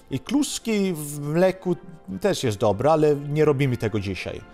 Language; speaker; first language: Polish; non-native, fluent; Swedish